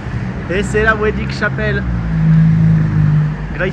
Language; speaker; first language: French; native; French